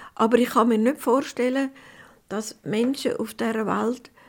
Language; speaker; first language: German; native; German